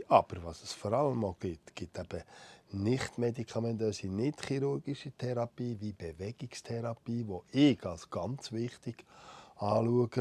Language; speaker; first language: German; native; German